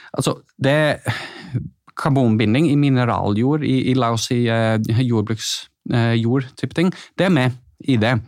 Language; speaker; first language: Norwegian; non-native, fluent; Dutch